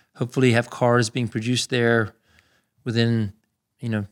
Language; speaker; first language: English; native; English